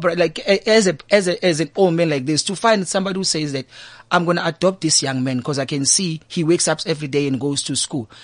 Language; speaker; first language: English; non-native, local second language; Zulu